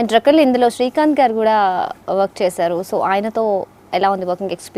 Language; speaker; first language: Telugu; native; Telugu